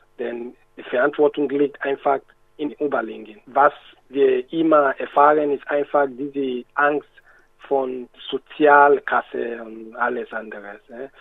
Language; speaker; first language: German; non-native, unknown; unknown